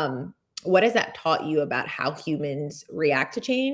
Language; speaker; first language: English; native; English